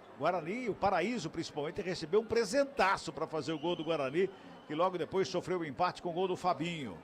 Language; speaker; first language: Portuguese; native; Portuguese